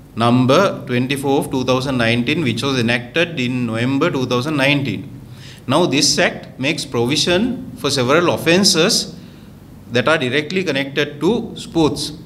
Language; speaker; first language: English; non-native, local second language; Sinhala